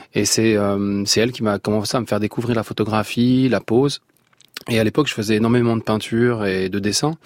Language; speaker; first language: French; non-native, local second language; Arabic